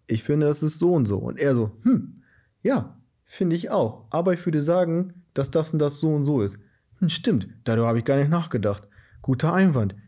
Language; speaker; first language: German; early bilingual, other home language; Portuguese